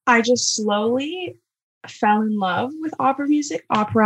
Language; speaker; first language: English; native; English